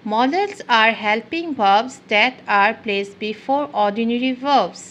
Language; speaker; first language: English; non-native, local second language; Assamese